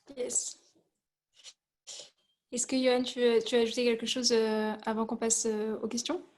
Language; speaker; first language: French; native; French